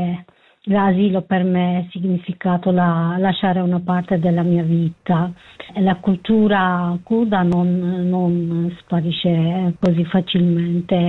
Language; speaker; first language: Italian; non-native, fluent; Kurdish